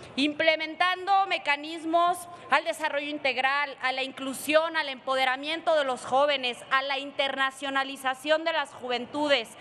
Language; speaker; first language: Spanish; native; Spanish